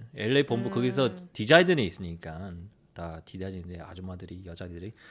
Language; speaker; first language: Korean; early bilingual, heritage; Korean